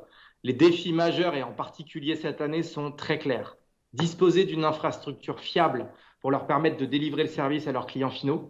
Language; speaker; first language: French; native; French